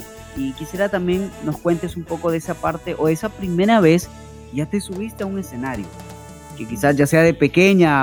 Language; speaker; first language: Spanish; native; Spanish